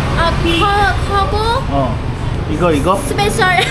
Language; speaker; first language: Korean; non-native, learner; Vietnamese